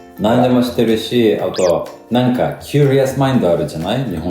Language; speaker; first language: Japanese; non-native, fluent; Lithuanian